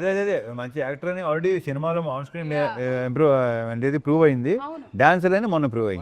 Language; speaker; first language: Telugu; native; Telugu